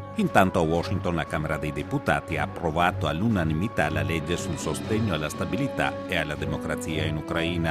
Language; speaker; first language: Italian; native; Italian